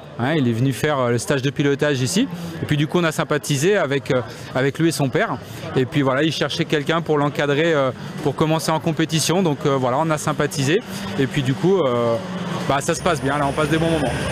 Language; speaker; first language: French; native; French